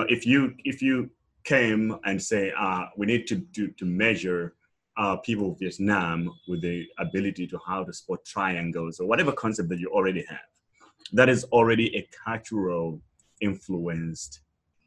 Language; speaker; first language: English; non-native, local second language; Nyanja